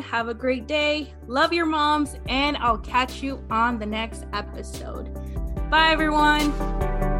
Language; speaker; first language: English; early bilingual, other home language; Spanish